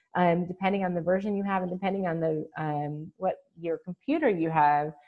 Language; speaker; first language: English; native; English